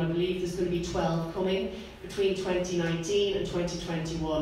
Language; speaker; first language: English; native; English